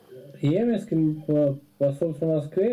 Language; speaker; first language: Russian; non-native, learner; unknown